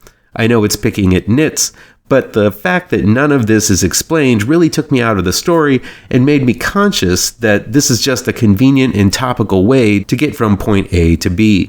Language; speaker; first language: English; native; English